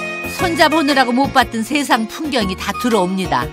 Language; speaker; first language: Korean; native; Korean